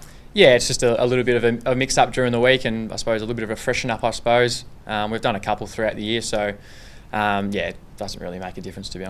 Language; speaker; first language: English; native; English